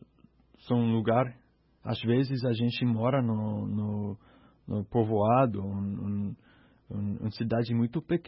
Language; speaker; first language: Portuguese; non-native, learner; English